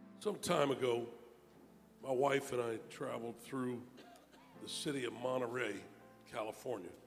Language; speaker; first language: English; native; English